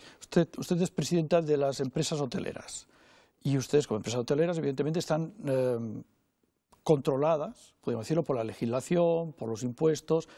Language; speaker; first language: Spanish; non-native, local second language; Catalan